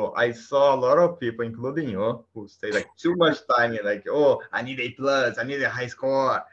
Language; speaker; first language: English; non-native, fluent; Portuguese